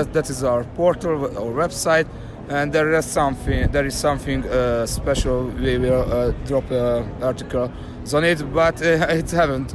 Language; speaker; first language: English; non-native, learner; Hungarian